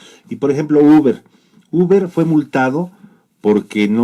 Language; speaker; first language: Spanish; native; Spanish